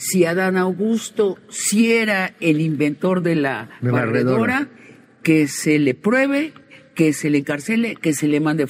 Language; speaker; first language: Spanish; native; Spanish